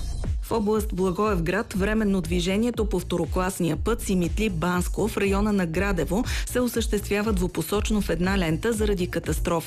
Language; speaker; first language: Bulgarian; native; Bulgarian